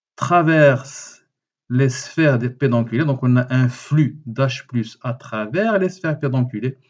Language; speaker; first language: French; non-native, local second language; Arabic